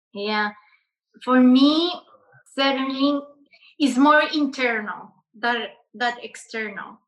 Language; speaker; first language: English; non-native, learner; Spanish